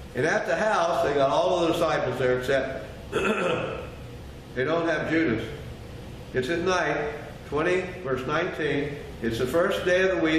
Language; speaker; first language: English; native; English